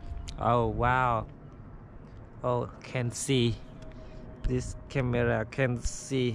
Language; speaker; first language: English; non-native, learner; Vietnamese